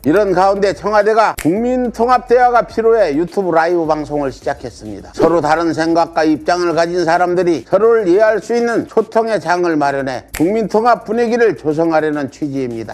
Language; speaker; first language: Korean; native; Korean